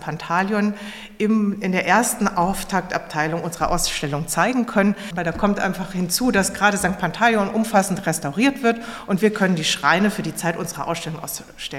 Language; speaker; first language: German; native; German